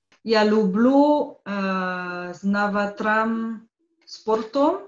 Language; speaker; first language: Russian; non-native, learner; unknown